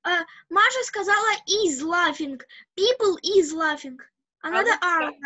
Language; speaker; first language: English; non-native, learner; Russian